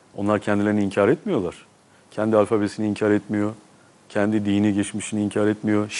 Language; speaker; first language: Turkish; native; Turkish